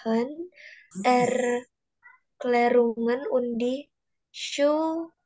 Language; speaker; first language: German; non-native, learner; Indonesian